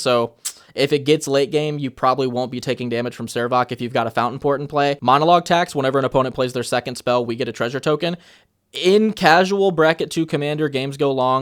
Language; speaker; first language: English; native; English